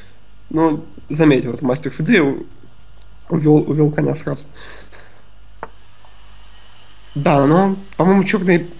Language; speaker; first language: Russian; native; Russian